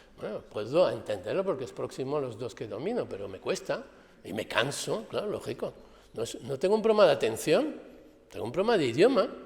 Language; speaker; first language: Spanish; non-native, fluent; French